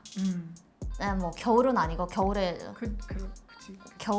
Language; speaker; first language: Korean; native; Korean